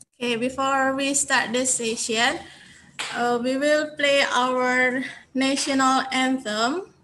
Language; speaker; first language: English; non-native, fluent; Indonesian